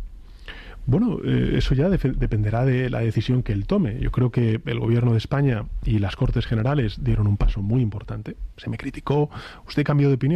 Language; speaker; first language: Spanish; native; Spanish